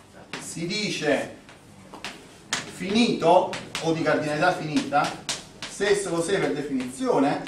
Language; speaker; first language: Italian; native; Italian